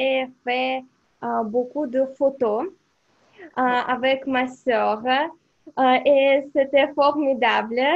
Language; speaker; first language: French; non-native, learner; Russian